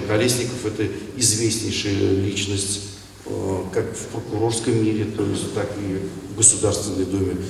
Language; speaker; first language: Russian; non-native, local second language; Tatar